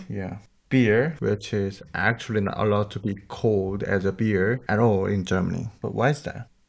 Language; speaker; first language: English; non-native, learner; Korean